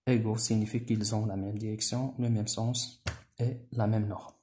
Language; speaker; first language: French; non-native, local second language; Arabic